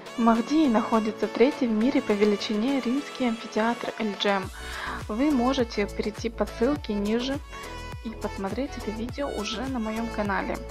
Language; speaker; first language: Russian; native; Russian